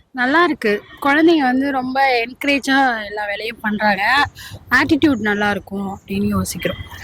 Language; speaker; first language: Tamil; native; Tamil